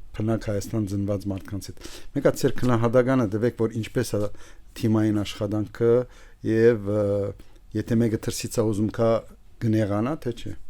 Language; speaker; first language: Armenian; early bilingual, heritage; Armenian